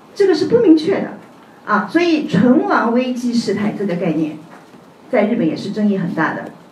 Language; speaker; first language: Chinese; native; Chinese